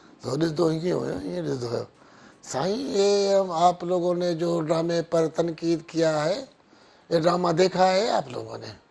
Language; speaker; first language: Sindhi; non-native, local second language; Brahui